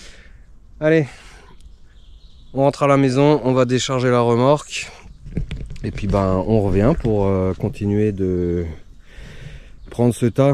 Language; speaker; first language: French; native; French